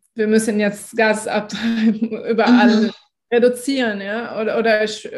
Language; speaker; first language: German; non-native, fluent; Arabic